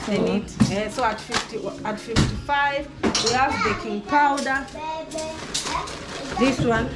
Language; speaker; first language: English; non-native, local second language; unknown